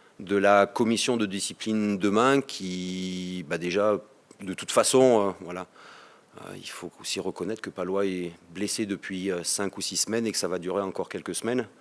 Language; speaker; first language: French; native; French